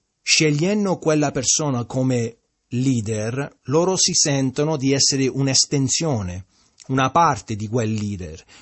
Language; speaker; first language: Italian; early bilingual, heritage; Italian